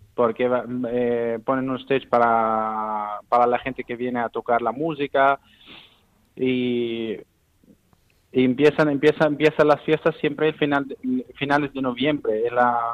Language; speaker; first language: Spanish; non-native, learner; Arabic